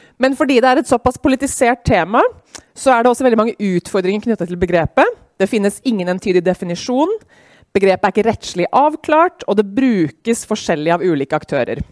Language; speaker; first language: Norwegian; native; Norwegian